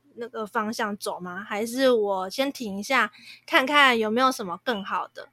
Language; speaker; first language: Chinese; native; Chinese